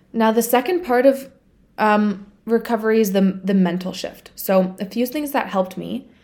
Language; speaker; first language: English; non-native, fluent; Bulgarian